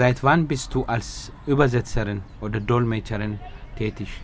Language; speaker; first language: German; non-native, fluent; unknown